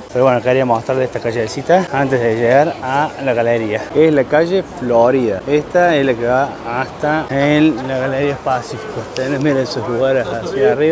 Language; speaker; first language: Spanish; native; Spanish